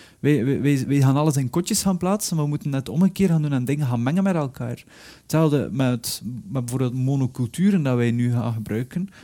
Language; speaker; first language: Dutch; native; Dutch